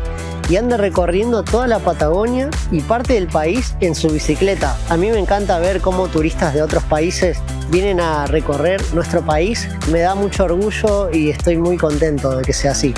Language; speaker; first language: Spanish; native; Spanish